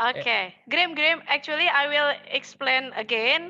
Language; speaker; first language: English; non-native, fluent; Indonesian